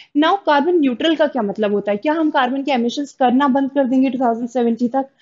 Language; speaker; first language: Hindi; native; Hindi